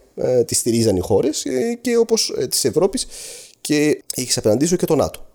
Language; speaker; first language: Greek; non-native, fluent; Arabic